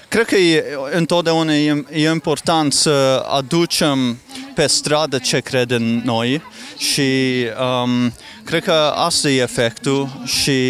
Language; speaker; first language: Romanian; non-native, fluent; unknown